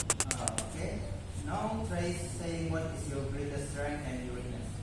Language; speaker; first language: English; non-native, learner; Indonesian